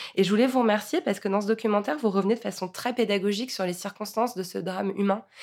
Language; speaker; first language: French; native; French